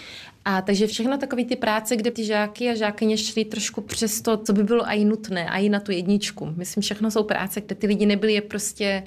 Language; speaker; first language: Czech; early bilingual, heritage; Czech